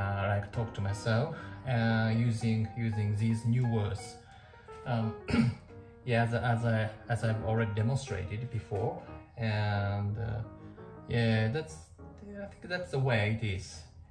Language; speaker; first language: English; non-native, fluent; Japanese